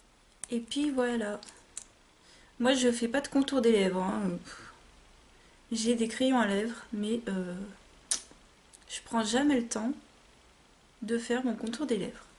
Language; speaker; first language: French; native; French